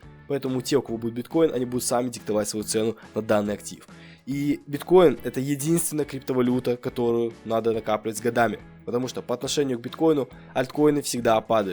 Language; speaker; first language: Russian; native; Russian